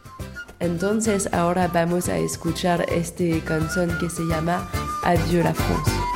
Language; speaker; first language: Spanish; non-native, fluent; French